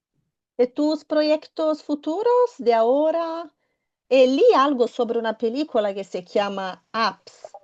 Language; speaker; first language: Spanish; non-native, fluent; Portuguese